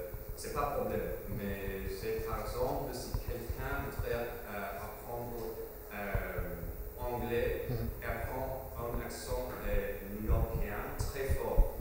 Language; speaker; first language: French; non-native, fluent; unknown